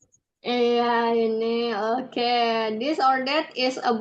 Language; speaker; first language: English; non-native, fluent; Indonesian